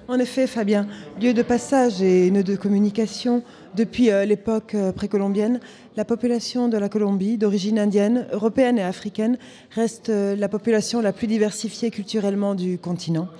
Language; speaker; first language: French; native; French